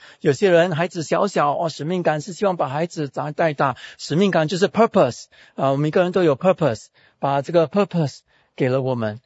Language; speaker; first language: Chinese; native; Chinese